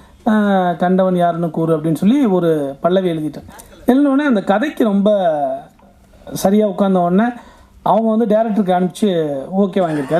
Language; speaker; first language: Tamil; native; Tamil